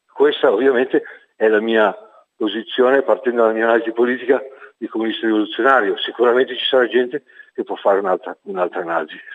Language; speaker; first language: Italian; native; Italian